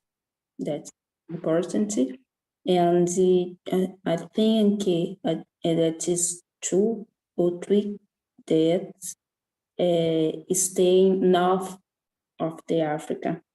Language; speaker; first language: English; non-native, learner; Portuguese